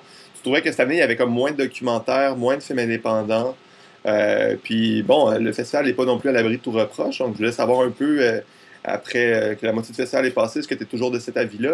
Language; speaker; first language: French; native; French